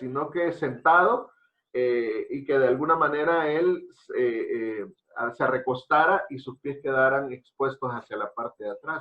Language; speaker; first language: Spanish; native; Spanish